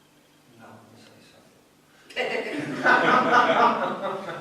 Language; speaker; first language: Spanish; native; Spanish